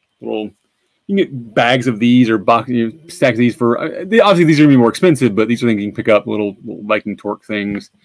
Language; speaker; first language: English; native; English